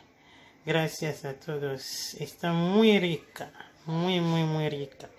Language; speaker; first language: Spanish; non-native, learner; Lingala